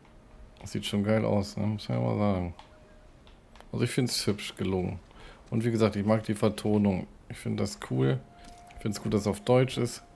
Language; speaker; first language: German; native; German